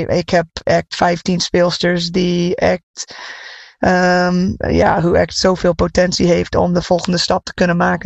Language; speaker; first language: Dutch; non-native, fluent; English